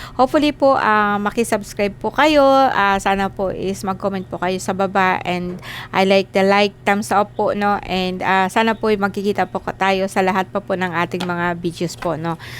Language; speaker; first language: Filipino; non-native, local second language; Cebuano